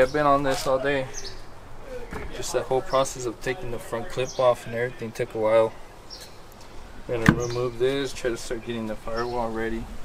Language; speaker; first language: English; early bilingual, other home language; Spanish